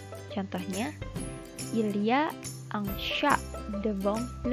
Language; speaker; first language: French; non-native, learner; Indonesian